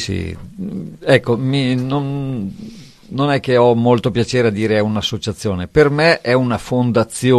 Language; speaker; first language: Italian; native; Italian